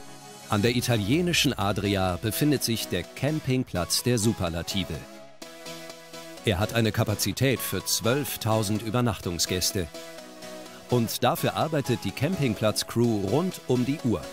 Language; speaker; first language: German; native; German